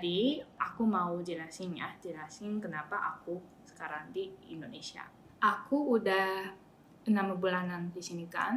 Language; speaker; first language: Indonesian; non-native, fluent; Japanese